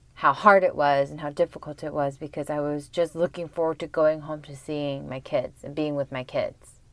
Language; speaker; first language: English; early bilingual, other home language; Korean